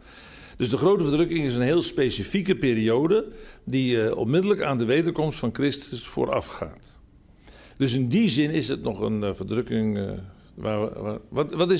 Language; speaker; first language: Dutch; native; Dutch